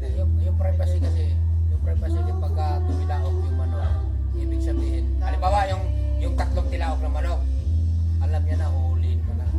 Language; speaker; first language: Filipino; non-native, local second language; Cebuano